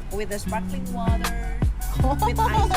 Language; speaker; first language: English; non-native, learner; Indonesian